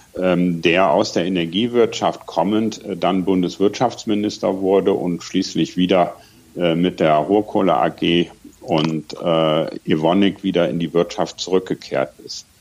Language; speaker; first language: German; native; German